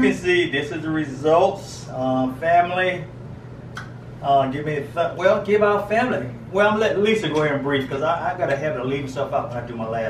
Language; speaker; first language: English; native; English